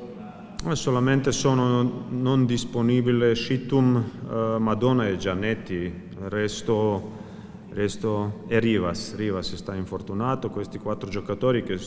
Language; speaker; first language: Italian; non-native, fluent; Croatian